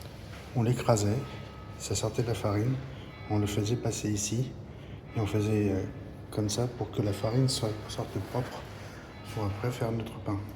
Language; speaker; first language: French; early bilingual, heritage; Portuguese